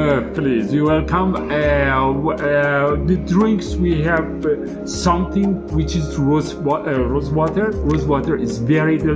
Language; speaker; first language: English; non-native, learner; Persian